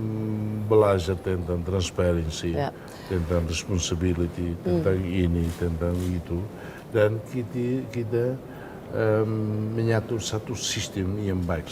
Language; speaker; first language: Indonesian; non-native, fluent; Tetum